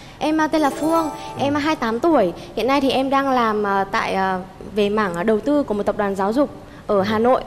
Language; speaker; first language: Vietnamese; native; Vietnamese